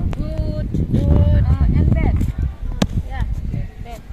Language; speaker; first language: English; non-native, learner; Indonesian